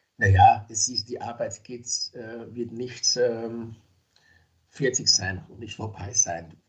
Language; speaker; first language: German; non-native, fluent; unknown